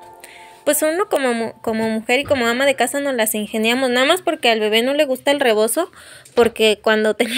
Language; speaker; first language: Spanish; native; Spanish